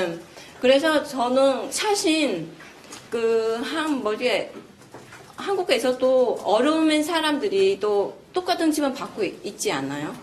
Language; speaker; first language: Korean; non-native, fluent; Vietnamese